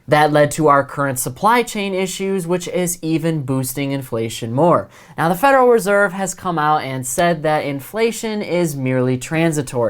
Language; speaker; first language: English; native; English